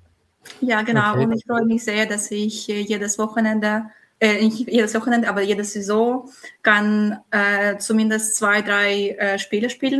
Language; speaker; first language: German; non-native, fluent; Russian